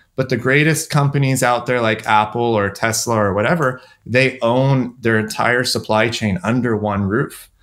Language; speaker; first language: English; native; English